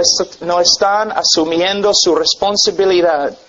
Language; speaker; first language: Spanish; non-native, fluent; English